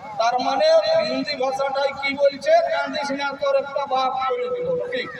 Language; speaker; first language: Bangla; non-native, local second language; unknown